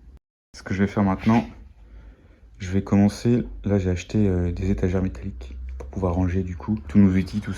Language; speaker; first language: French; native; French